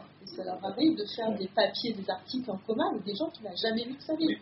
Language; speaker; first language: French; native; French